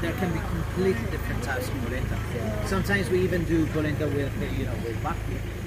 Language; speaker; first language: English; non-native, fluent; Italian